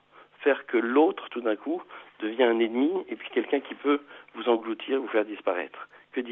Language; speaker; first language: French; native; French